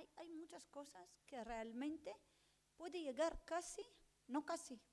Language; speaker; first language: Spanish; non-native, fluent; Hebrew